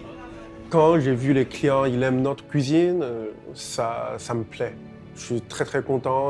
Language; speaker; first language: French; non-native, fluent; Chinese